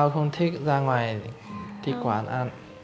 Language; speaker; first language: Vietnamese; non-native, fluent; Chinese